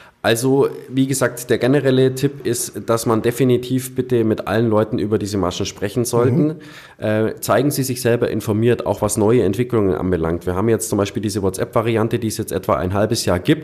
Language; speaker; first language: German; native; German